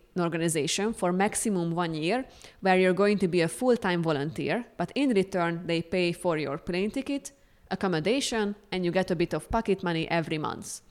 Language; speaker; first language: English; non-native, fluent; Hungarian